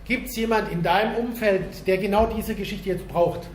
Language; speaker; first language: German; native; German